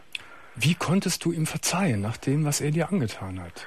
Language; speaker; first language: German; native; German